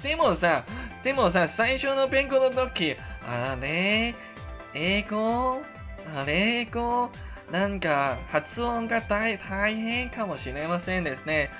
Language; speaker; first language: Japanese; non-native, learner; Cantonese